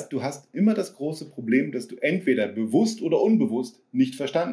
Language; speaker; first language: German; native; German